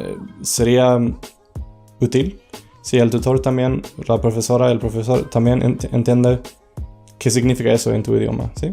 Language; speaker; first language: Spanish; non-native, fluent; Swedish